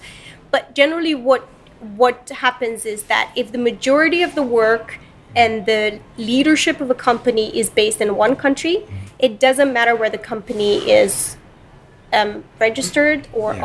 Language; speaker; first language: English; non-native, fluent; Romanian